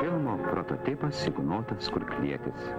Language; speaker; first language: Lithuanian; native; Lithuanian